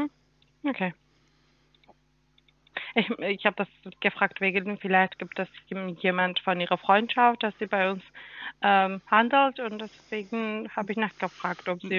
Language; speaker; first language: German; non-native, learner; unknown